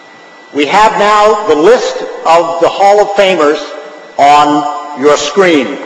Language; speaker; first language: English; native; English